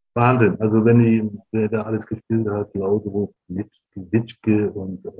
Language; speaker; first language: German; native; German